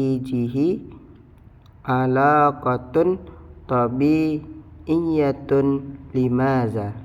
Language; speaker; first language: Arabic; non-native, learner; Indonesian